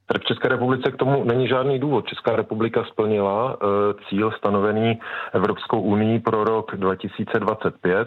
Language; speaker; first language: Czech; native; Czech